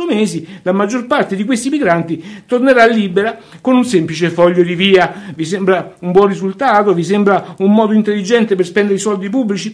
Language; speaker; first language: Italian; native; Italian